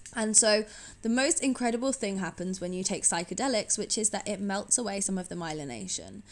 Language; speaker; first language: English; native; English